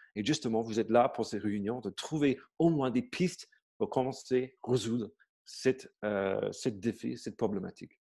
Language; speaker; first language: French; non-native, fluent; English